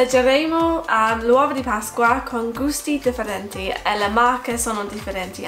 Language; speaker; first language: Italian; non-native, fluent; English